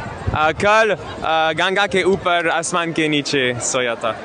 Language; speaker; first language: Hindi; non-native, learner; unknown